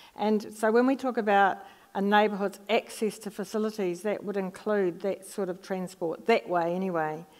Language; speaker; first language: English; native; English